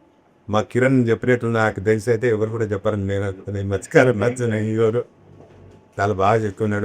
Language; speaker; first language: Telugu; native; Telugu